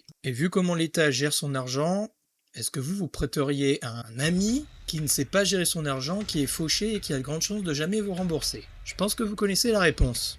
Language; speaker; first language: French; native; French